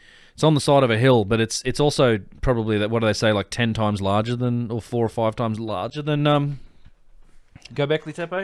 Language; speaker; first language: English; native; English